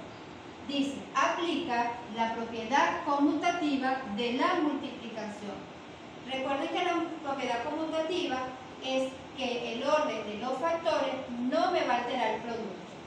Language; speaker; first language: Spanish; native; Spanish